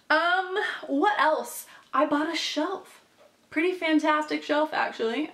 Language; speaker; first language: English; native; English